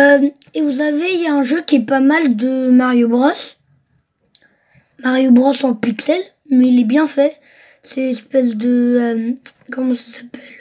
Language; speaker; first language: French; early bilingual, other home language; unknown